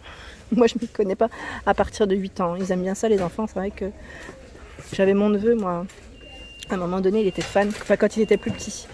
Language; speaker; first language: French; native; French